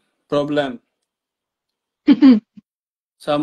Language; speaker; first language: English; non-native, learner; Bangla